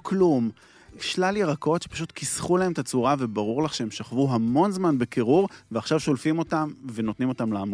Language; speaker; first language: Hebrew; native; Hebrew